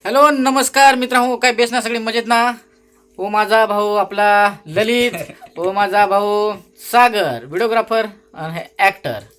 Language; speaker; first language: Marathi; native; Marathi